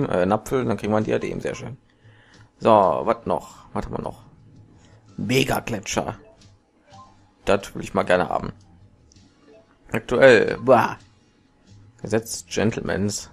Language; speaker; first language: German; native; German